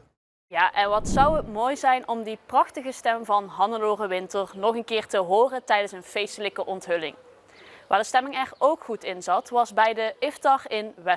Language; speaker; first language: Dutch; native; Dutch